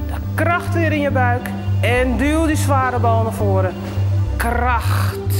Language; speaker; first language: Dutch; native; Dutch